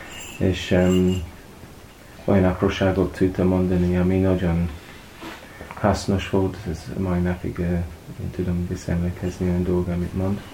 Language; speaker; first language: Hungarian; non-native, learner; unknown